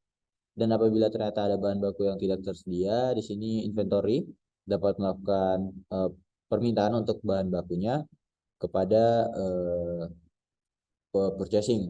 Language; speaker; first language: Indonesian; native; Indonesian